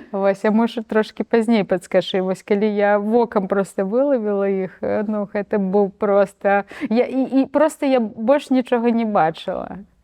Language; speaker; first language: Belarusian; non-native, local second language; Russian